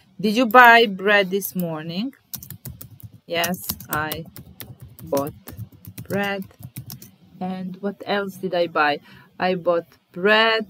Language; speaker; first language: English; non-native, fluent; Serbian